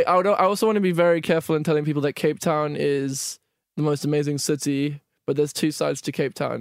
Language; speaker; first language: English; native; English